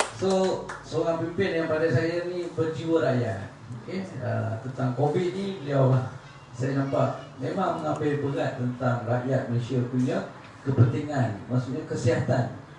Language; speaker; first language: Malay; native; Malay